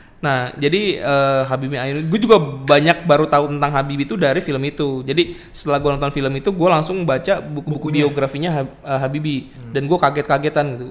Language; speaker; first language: Indonesian; native; Indonesian